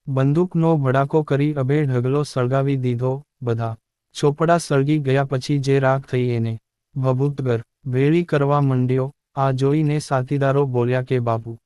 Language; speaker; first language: Gujarati; native; Gujarati